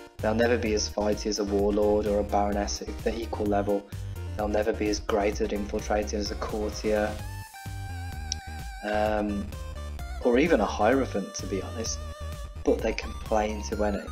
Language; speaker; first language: English; native; English